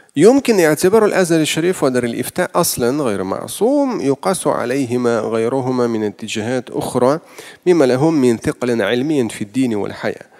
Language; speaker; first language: Arabic; non-native, fluent; Russian